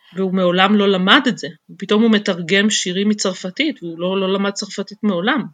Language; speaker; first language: Hebrew; native; Hebrew